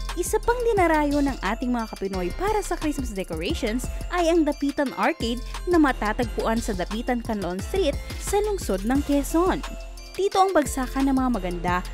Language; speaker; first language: Filipino; native; Filipino